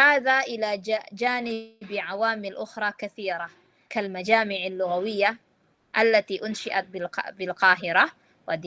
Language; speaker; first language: Arabic; non-native, fluent; Indonesian